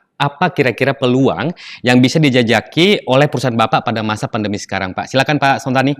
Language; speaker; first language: Indonesian; native; Indonesian